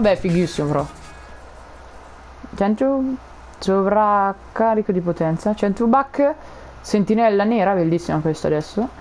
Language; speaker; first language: Italian; native; Italian